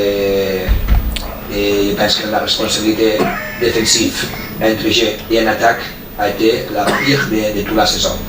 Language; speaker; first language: French; non-native, fluent; Spanish